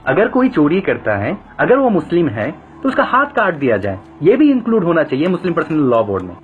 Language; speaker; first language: Hindi; non-native, fluent; Bangla